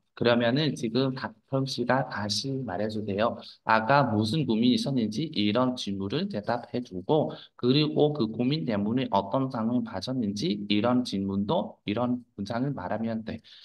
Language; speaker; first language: Korean; non-native, fluent; Vietnamese